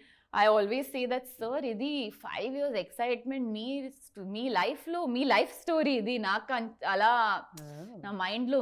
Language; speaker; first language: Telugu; non-native, learner; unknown